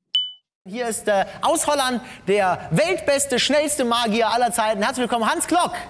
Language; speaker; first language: German; native; German